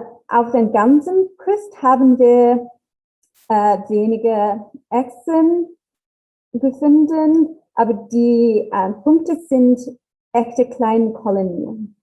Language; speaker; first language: German; non-native, learner; English